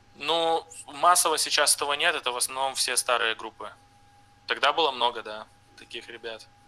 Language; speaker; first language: Russian; native; Russian